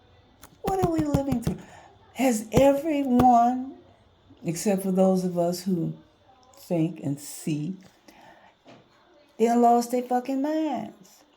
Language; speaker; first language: English; native; English